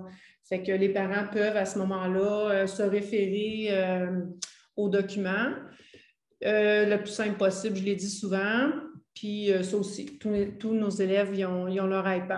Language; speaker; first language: French; native; French